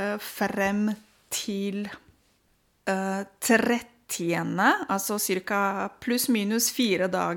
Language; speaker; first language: Norwegian; non-native, fluent; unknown